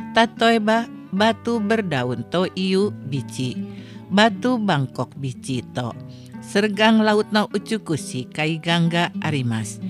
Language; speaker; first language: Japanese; non-native, fluent; Indonesian